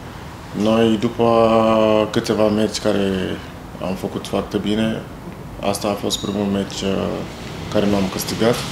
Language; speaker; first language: Romanian; non-native, fluent; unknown